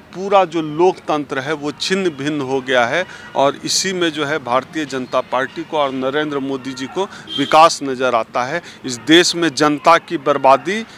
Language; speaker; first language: Hindi; native; Hindi